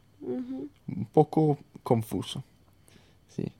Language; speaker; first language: Spanish; non-native, fluent; English